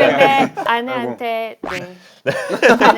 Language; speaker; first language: Korean; non-native, fluent; Hebrew